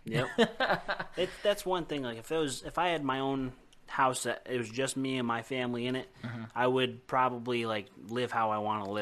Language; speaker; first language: English; native; English